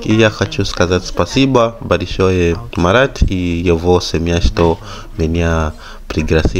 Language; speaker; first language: Russian; non-native, fluent; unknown